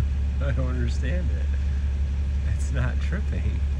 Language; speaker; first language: English; native; English